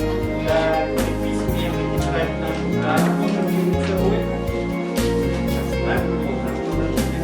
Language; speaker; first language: Russian; non-native, local second language; Yakut